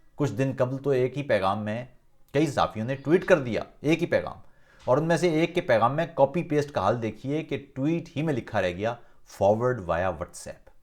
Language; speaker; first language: Urdu; native; Urdu